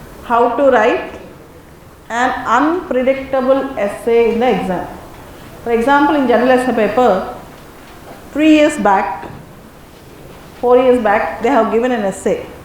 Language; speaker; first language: English; non-native, local second language; Telugu